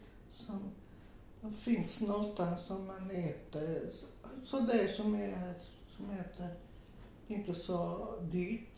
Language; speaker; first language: Swedish; non-native, fluent; Portuguese